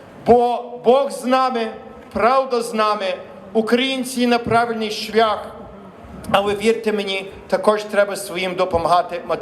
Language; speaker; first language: Ukrainian; early bilingual, heritage; Ukrainian